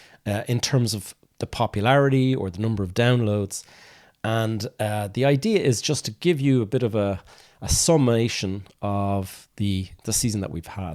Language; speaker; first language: English; native; English